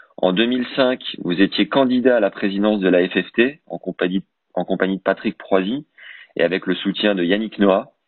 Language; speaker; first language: French; native; French